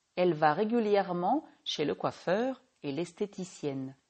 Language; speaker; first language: French; native; French